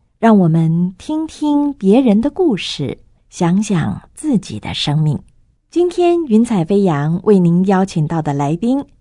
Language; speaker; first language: Chinese; native; Chinese